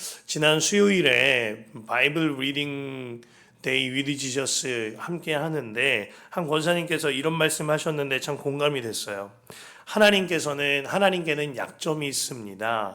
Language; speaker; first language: Korean; native; Korean